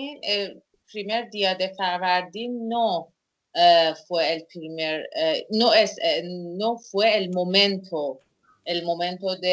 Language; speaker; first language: Spanish; non-native, fluent; Persian